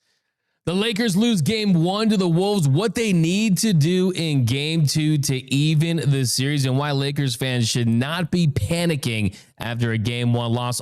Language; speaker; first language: English; native; English